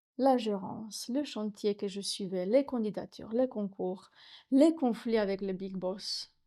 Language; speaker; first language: French; non-native, fluent; Romanian